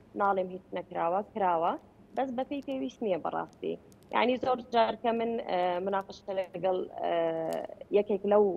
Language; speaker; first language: Central Kurdish; non-native, local second language; Kurdish